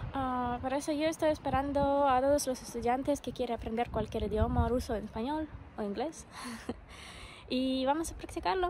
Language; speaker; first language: Spanish; non-native, fluent; Russian